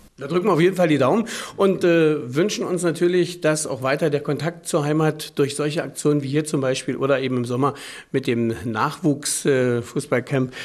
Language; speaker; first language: German; native; German